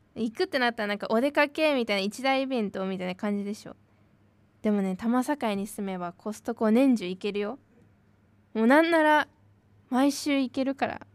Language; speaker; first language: Japanese; native; Japanese